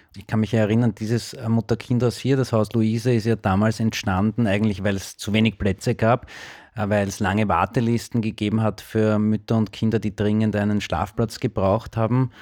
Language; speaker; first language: German; native; German